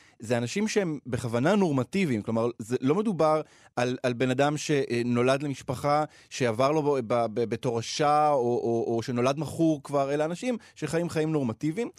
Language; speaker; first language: Hebrew; native; Hebrew